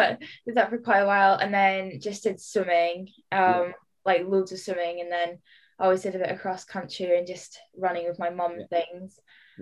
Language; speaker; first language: English; native; English